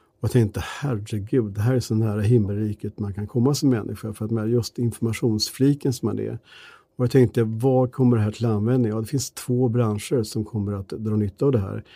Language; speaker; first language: Swedish; native; Swedish